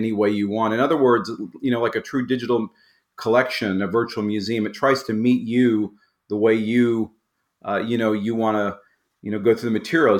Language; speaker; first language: English; native; English